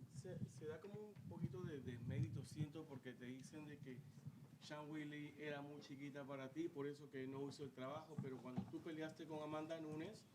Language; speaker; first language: Spanish; native; Spanish